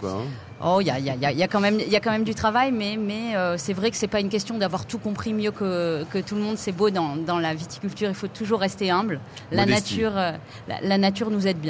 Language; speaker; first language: French; native; French